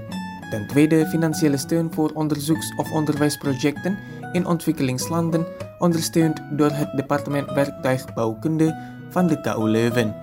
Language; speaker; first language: Dutch; non-native, fluent; Indonesian